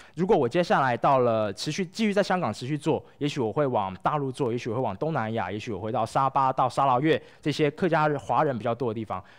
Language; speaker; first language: Chinese; native; Chinese